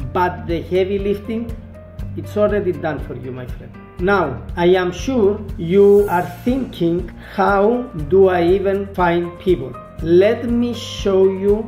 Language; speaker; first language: English; non-native, fluent; Greek